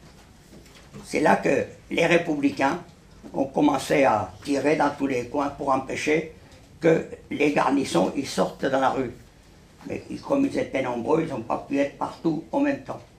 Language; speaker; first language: French; early bilingual, other home language; Spanish